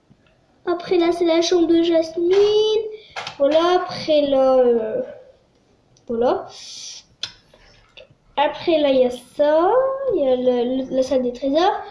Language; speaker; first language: French; native; French